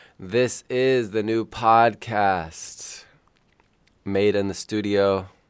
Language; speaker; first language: English; native; English